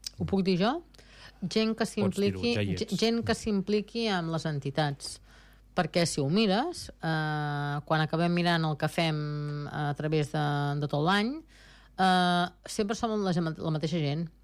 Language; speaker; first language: Catalan; native; Catalan